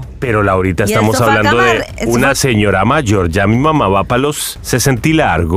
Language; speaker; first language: Spanish; native; Spanish